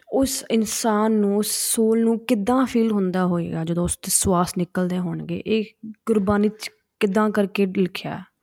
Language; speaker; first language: Punjabi; early bilingual, heritage; Punjabi